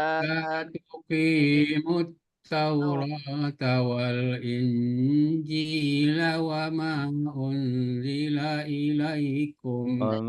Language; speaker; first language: Arabic; non-native, learner; Indonesian